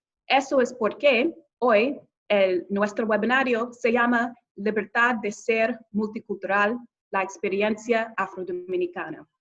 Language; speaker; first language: Spanish; non-native, fluent; English